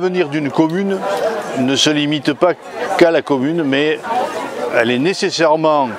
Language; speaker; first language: French; native; French